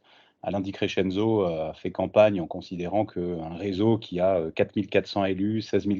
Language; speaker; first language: French; native; French